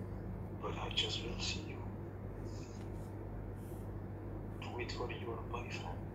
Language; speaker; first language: English; non-native, learner; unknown